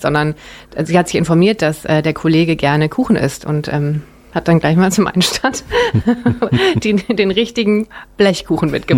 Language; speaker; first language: German; early bilingual, other home language; Japanese